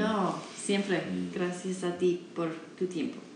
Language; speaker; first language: Spanish; non-native, learner; English